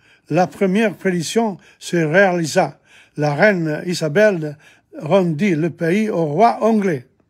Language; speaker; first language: French; non-native, fluent; English